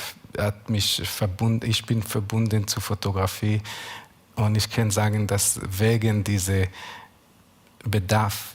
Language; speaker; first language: German; non-native, learner; Hebrew